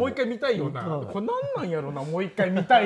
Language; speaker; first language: Japanese; native; Japanese